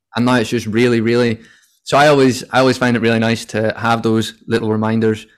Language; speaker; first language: English; native; English